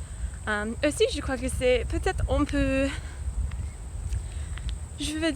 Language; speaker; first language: French; non-native, learner; English